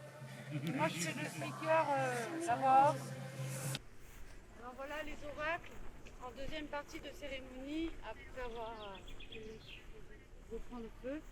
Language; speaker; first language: French; non-native, fluent; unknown